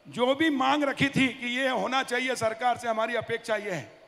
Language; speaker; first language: Hindi; native; Hindi